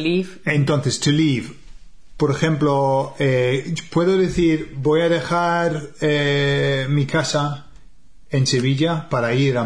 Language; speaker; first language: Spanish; non-native, fluent; English